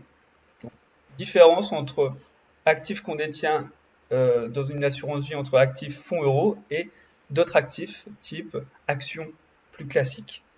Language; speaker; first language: French; native; French